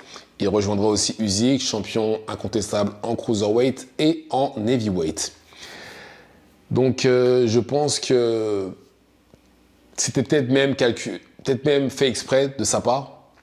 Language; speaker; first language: French; native; French